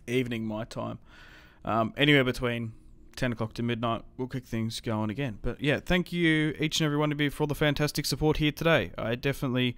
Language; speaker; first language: English; native; English